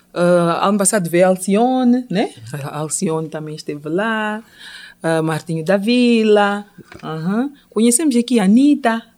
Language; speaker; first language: Portuguese; non-native, local second language; Tsonga